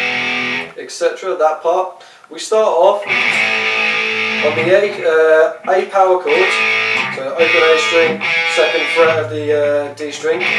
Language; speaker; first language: English; native; English